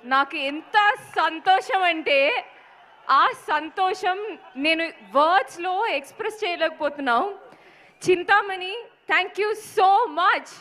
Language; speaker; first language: Telugu; non-native, fluent; Malayalam